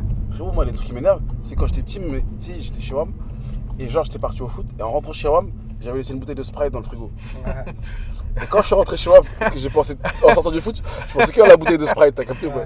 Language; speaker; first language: French; native; French